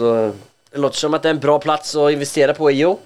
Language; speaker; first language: Swedish; native; Swedish